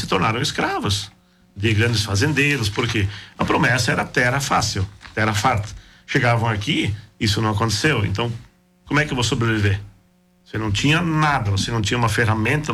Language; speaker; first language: Portuguese; non-native, local second language; German